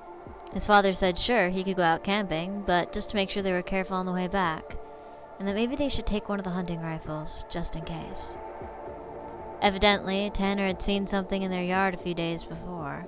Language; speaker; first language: English; native; English